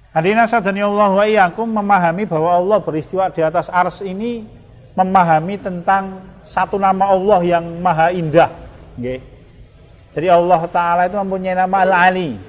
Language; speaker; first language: Indonesian; non-native, local second language; Javanese